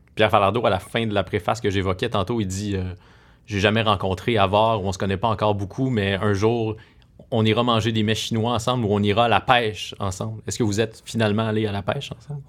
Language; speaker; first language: French; native; French